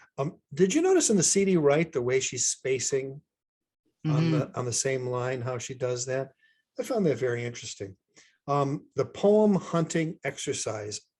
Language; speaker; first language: English; native; English